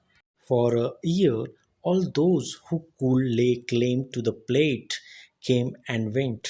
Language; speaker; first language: English; non-native, local second language; Marathi